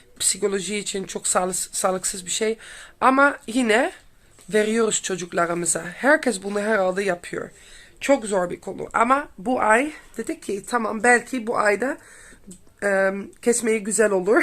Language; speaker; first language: Turkish; non-native, learner; Dutch